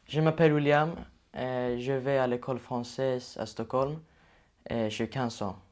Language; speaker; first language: French; non-native, learner; Swedish